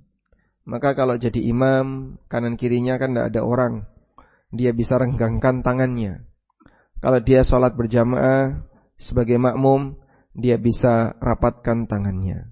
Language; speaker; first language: Indonesian; native; Indonesian